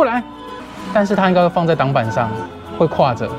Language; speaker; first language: Chinese; native; Chinese